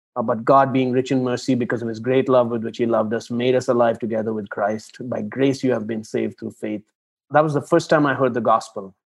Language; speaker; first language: English; non-native, local second language; Tamil